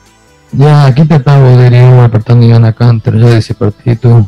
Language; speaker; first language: Indonesian; non-native, fluent; Spanish